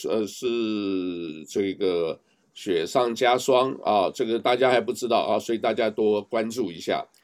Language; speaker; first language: Chinese; native; Chinese